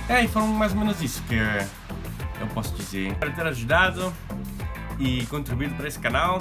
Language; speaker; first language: Portuguese; early bilingual, heritage; Portuguese